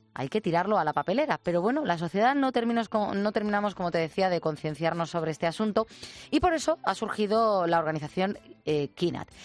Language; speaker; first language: Spanish; native; Spanish